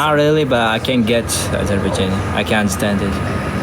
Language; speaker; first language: English; non-native, fluent; Uzbek